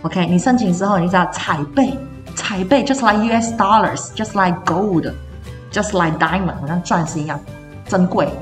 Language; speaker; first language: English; non-native, fluent; Chinese